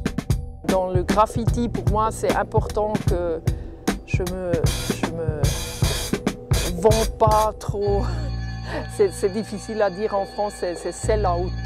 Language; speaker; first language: French; non-native, local second language; German